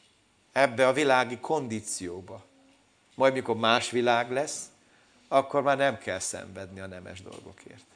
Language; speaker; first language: Hungarian; native; Hungarian